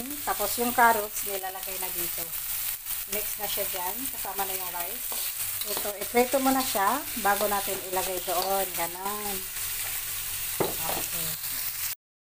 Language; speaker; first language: Filipino; non-native, local second language; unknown